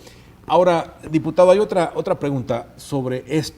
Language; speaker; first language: Spanish; native; Spanish